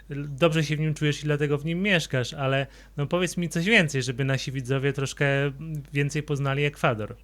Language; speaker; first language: Polish; native; Polish